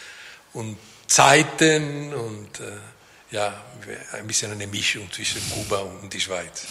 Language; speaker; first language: German; non-native, local second language; Italian